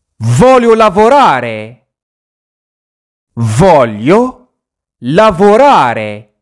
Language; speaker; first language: Italian; non-native, fluent; Arabic